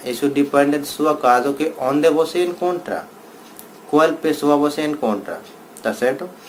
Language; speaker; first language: Portuguese; non-native, learner; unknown